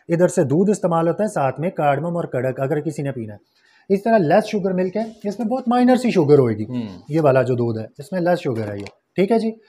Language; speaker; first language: Urdu; non-native, local second language; Punjabi